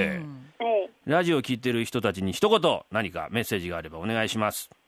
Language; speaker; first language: Japanese; native; Japanese